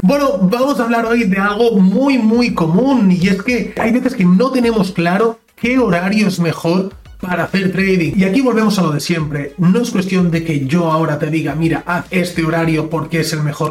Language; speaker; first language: Spanish; native; Spanish